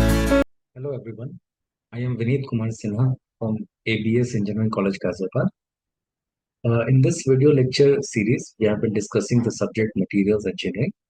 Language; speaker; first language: English; non-native, local second language; Hindi